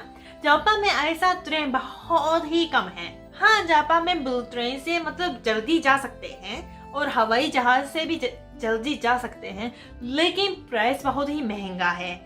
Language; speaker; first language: Hindi; non-native, fluent; Japanese